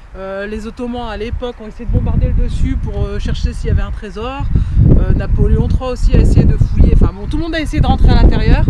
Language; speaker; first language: French; early bilingual, other home language; Arabic